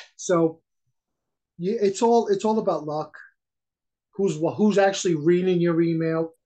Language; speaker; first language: English; native; English